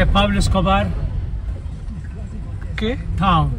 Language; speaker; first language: English; non-native, learner; Spanish